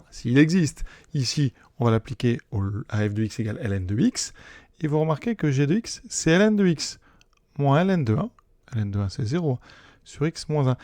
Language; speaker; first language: French; native; French